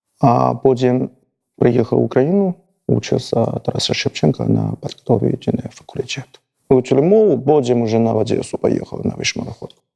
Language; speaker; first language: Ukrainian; non-native, learner; Chinese